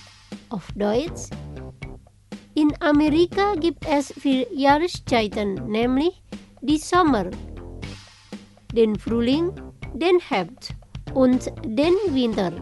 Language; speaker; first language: German; non-native, fluent; Indonesian